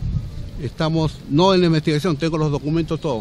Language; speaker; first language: Spanish; native; Spanish